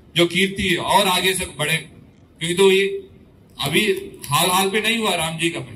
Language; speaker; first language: Hindi; non-native, local second language; Telugu